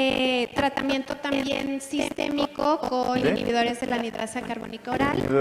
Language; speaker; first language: Spanish; native; Spanish